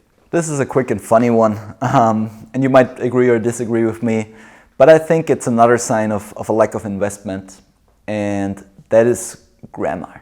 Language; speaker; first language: English; non-native, fluent; German